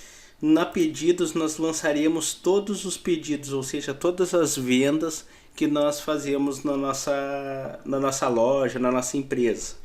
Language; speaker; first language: Portuguese; native; Portuguese